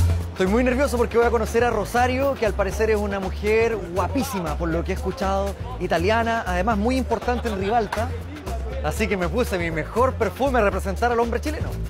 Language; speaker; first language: Spanish; native; Spanish